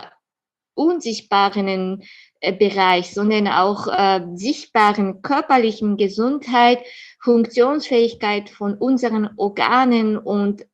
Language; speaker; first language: German; non-native, fluent; Japanese